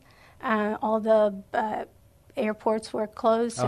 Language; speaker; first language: English; non-native, fluent; Persian